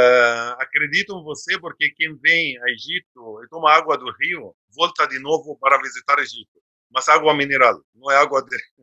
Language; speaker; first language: Portuguese; non-native, fluent; Arabic